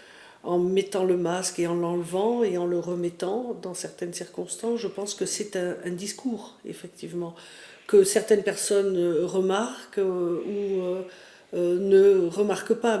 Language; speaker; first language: French; native; French